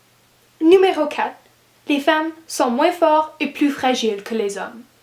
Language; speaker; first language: French; non-native, learner; English